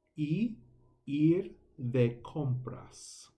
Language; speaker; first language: Spanish; non-native, fluent; English